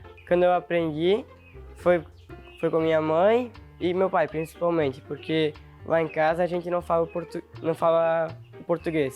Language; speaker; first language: Portuguese; non-native, local second language; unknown